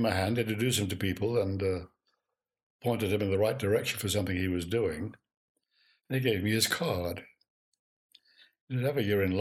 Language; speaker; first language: English; native; English